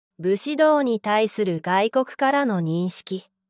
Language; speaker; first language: Japanese; native; Japanese